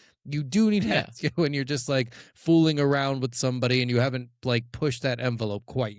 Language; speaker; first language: English; native; English